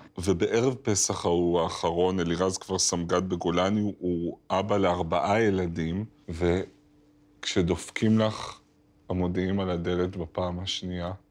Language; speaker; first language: Hebrew; native; Hebrew